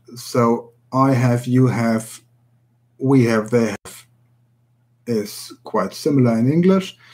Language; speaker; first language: English; non-native, fluent; German